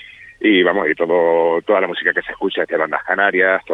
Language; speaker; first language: Spanish; native; Spanish